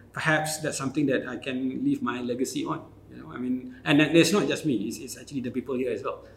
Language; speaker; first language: English; non-native, local second language; Malay